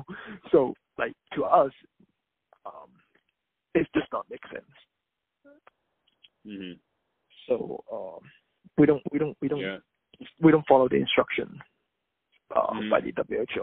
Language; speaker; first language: English; non-native, local second language; Cantonese